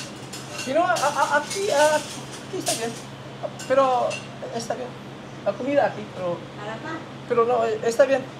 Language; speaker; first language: Spanish; non-native, learner; English